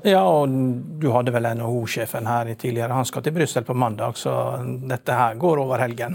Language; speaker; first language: Norwegian; native; Norwegian